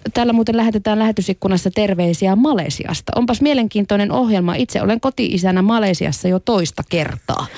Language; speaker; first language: Finnish; native; Finnish